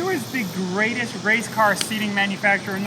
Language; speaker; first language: English; native; English